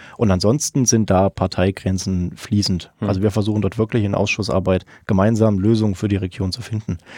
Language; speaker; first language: German; native; German